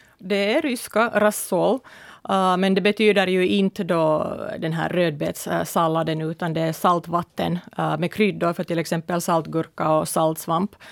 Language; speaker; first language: Swedish; early bilingual, other home language; Russian